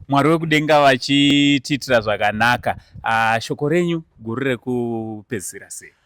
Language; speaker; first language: Shona; native; Shona